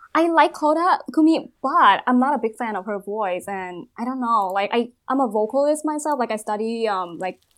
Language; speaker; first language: English; non-native, fluent; Thai